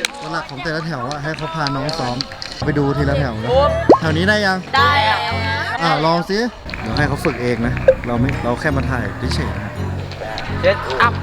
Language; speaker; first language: Thai; native; Thai